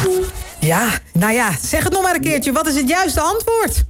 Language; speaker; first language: Dutch; native; Dutch